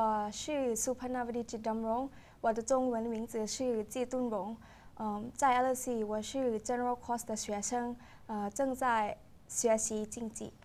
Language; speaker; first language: Chinese; non-native, learner; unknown